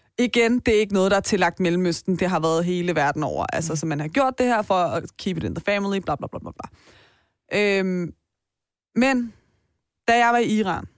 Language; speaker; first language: Danish; early bilingual, other home language; Persian